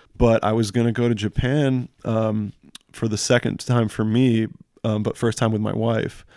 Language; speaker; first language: English; early bilingual, other home language; French